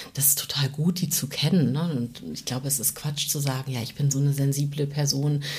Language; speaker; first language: German; native; German